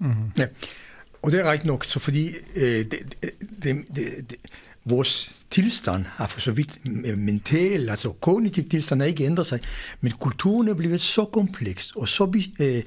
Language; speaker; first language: Danish; non-native, fluent; Hebrew